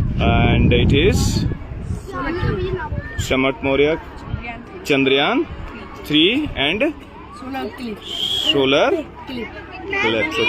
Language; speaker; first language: English; non-native, local second language; Hindi